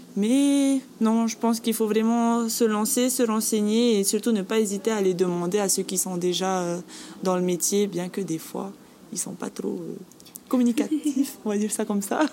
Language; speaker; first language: French; native; French